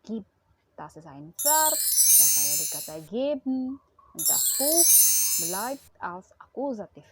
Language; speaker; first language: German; non-native, fluent; Indonesian